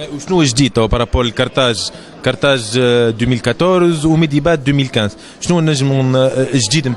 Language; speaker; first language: Arabic; native; Arabic